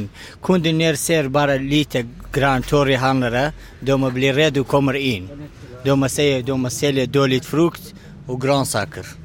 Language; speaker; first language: Swedish; non-native, learner; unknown